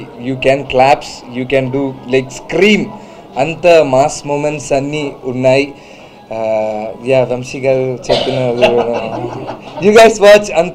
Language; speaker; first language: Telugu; non-native, learner; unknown